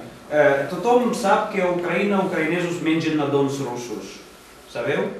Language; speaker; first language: Catalan; non-native, fluent; Ukrainian